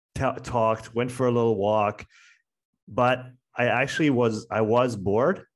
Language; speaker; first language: English; non-native, fluent; French